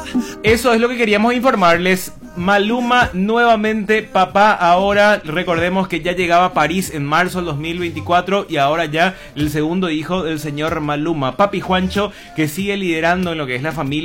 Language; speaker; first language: Spanish; native; Spanish